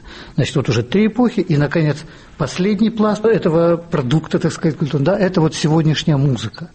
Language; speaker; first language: Russian; native; Russian